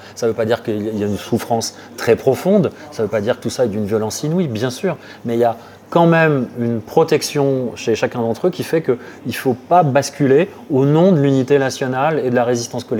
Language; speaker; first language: French; native; French